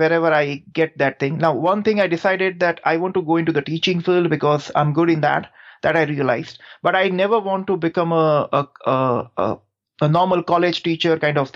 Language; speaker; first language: English; non-native, local second language; Gujarati